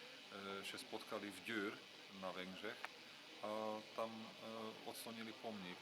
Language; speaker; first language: Polish; non-native, fluent; Hungarian